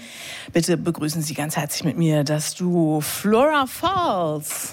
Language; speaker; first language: German; native; German